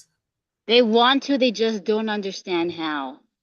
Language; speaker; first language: English; native; English